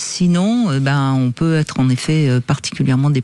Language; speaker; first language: French; native; French